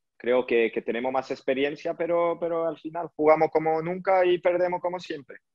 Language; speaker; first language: Spanish; early bilingual, heritage; French